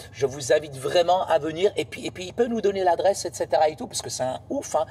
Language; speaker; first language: French; native; French